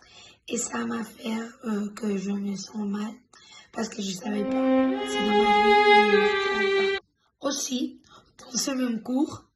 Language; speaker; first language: French; non-native, fluent; Spanish